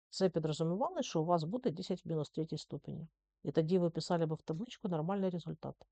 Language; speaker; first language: Ukrainian; native; Ukrainian